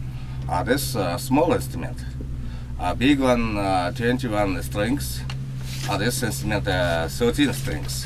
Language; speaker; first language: English; non-native, learner; Mongolian